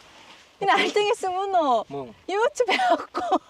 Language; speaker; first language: Mongolian; non-native, learner; Korean